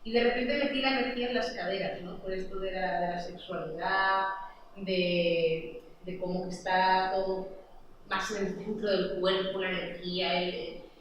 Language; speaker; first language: Spanish; non-native, local second language; Catalan